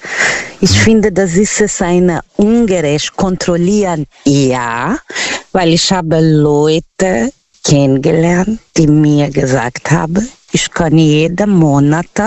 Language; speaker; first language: German; non-native, learner; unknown